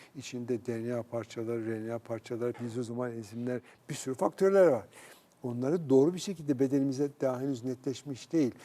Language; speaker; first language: Turkish; native; Turkish